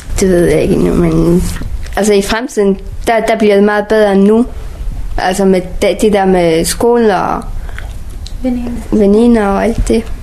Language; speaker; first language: Danish; early bilingual, other home language; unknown